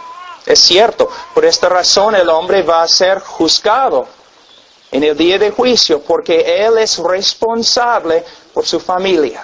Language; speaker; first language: Spanish; non-native, fluent; English